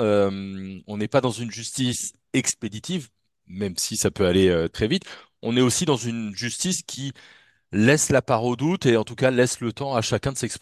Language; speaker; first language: French; native; French